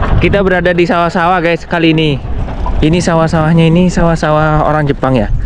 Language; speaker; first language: Indonesian; native; Indonesian